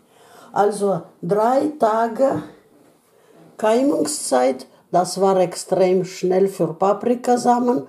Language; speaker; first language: German; non-native, learner; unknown